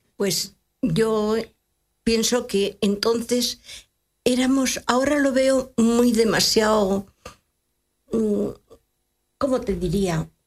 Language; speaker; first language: Spanish; native; Spanish